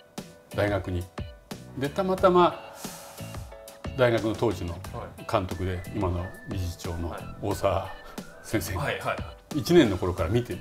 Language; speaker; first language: Japanese; native; Japanese